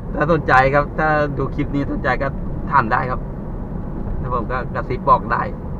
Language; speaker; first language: Thai; non-native, local second language; Northeastern Thai